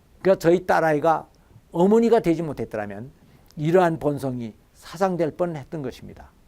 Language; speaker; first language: Korean; native; Korean